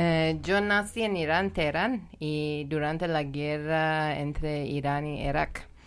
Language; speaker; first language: Spanish; non-native, fluent; Persian